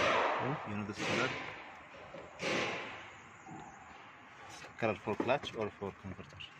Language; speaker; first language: English; non-native, learner; Arabic